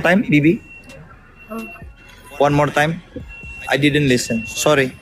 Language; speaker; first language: English; non-native, learner; Indonesian